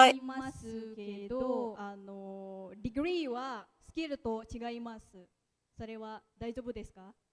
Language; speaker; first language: Japanese; non-native, fluent; Indonesian